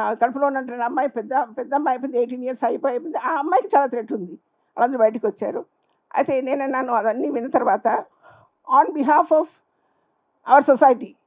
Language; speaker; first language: Telugu; non-native, local second language; Urdu